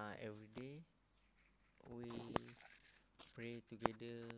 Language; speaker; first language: English; non-native, learner; Malay